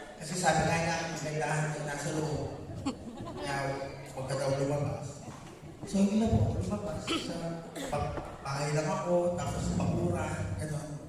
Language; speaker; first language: Filipino; native; Filipino